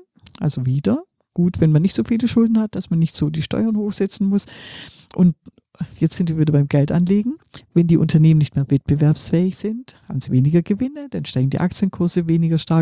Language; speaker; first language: German; native; German